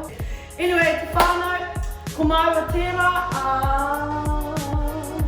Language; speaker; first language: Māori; non-native, local second language; English